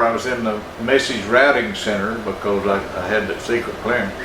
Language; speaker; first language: English; native; English